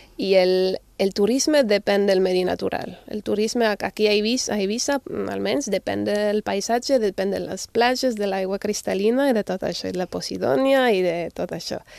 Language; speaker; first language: Catalan; non-native, fluent; German